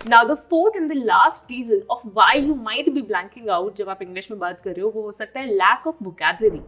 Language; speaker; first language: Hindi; native; Hindi